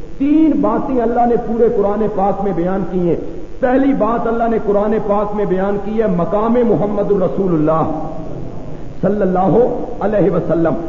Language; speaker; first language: Urdu; non-native, local second language; Punjabi